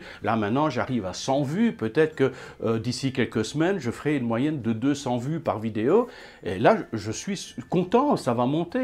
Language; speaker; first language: French; native; French